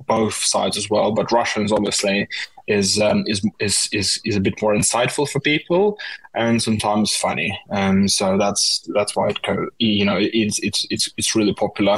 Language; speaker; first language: English; non-native, fluent; Russian